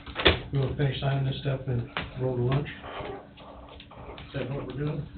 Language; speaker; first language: English; native; English